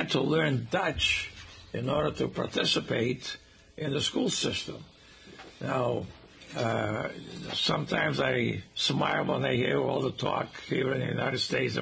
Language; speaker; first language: English; non-native, fluent; Portuguese